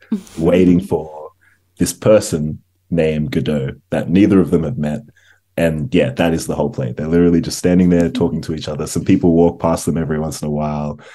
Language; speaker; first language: English; native; English